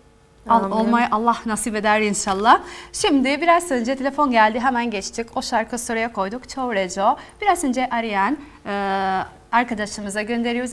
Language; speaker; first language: Turkish; non-native, fluent; Albanian